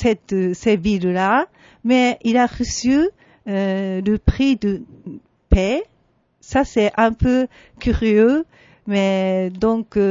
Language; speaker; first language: French; non-native, fluent; Japanese